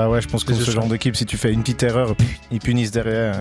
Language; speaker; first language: French; native; French